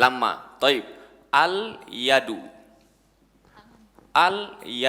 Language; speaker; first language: Arabic; non-native, fluent; Indonesian